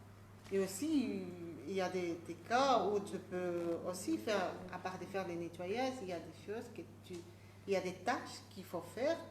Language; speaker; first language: French; non-native, fluent; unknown